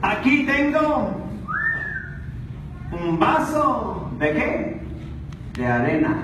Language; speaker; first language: Spanish; non-native, fluent; English